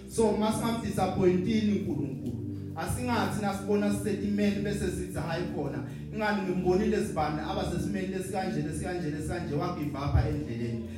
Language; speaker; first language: Zulu; non-native, local second language; Swati